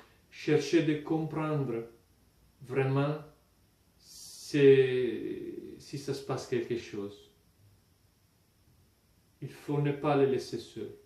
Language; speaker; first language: French; non-native, fluent; Italian